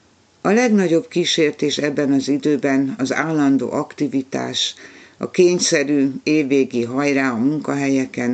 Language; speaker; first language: Hungarian; native; Hungarian